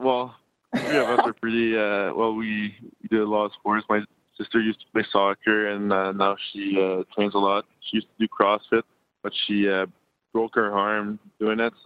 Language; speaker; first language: English; native; English